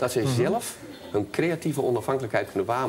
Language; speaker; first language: Dutch; native; Dutch